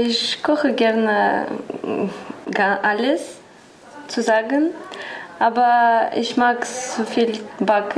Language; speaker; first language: German; non-native, learner; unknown